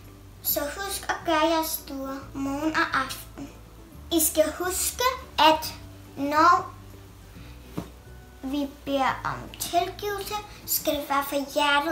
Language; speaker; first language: Danish; early bilingual, other home language; Urdu